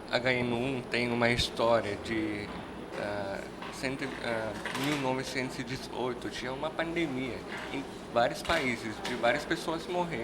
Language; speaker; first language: Portuguese; non-native, learner; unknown